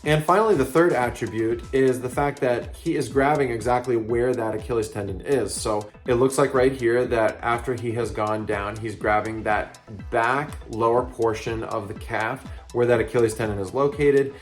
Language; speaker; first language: English; native; English